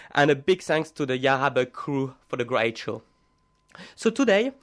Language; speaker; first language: English; non-native, fluent; French